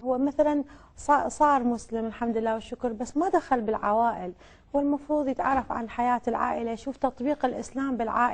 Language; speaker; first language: Arabic; native; Arabic